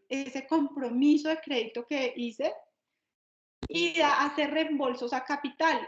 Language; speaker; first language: Spanish; native; Spanish